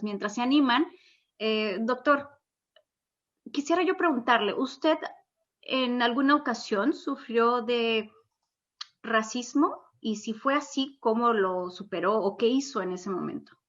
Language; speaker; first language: Spanish; native; Spanish